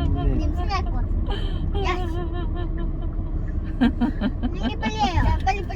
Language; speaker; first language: Korean; early bilingual, other home language; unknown